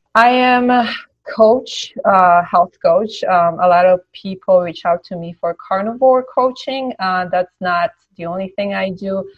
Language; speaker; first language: English; early bilingual, other home language; Polish